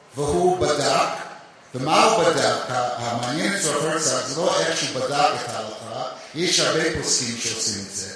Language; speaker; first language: Hebrew; non-native, fluent; English